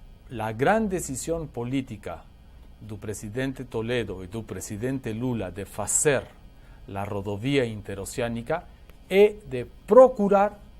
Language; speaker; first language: Portuguese; non-native, learner; Spanish